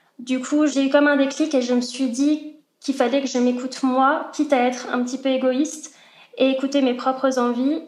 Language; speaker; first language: French; native; French